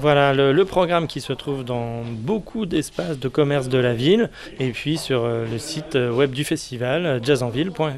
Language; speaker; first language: French; native; French